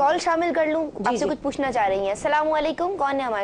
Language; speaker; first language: Urdu; native; Urdu